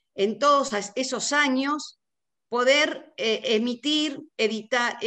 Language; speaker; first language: Spanish; native; Spanish